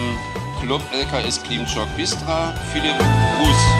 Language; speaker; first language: German; native; German